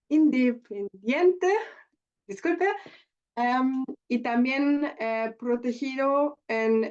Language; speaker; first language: Spanish; non-native, learner; German